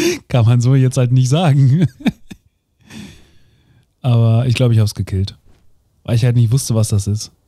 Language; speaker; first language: German; native; German